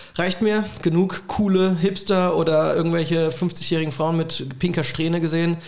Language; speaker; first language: German; native; German